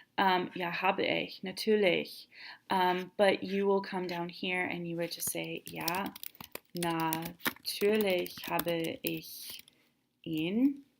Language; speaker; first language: German; non-native, fluent; English